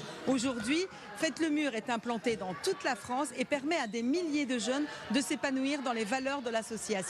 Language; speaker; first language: French; native; French